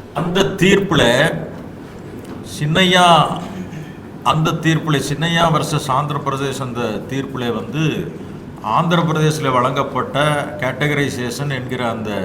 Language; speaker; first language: Tamil; native; Tamil